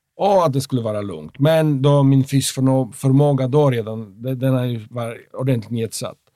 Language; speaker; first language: Swedish; non-native, fluent; Polish